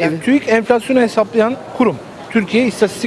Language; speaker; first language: Turkish; native; Turkish